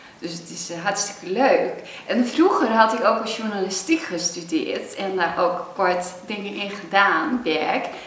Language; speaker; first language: Dutch; early bilingual, other home language; Cantonese